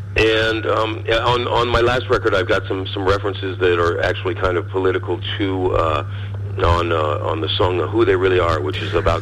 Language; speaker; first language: English; native; English